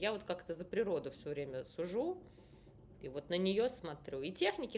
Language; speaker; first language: Russian; native; Russian